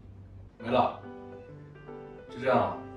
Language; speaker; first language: Chinese; native; Chinese